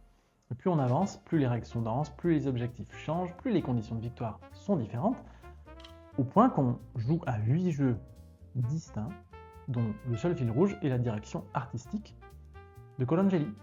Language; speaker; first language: French; native; French